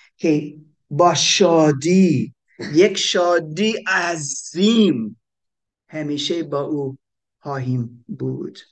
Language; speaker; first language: Persian; non-native, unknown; English